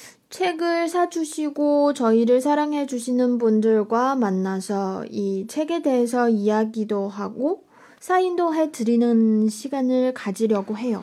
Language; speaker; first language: Korean; non-native, fluent; Chinese